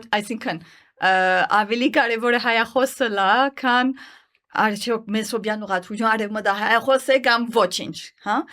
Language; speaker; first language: Armenian; early bilingual, heritage; Armenian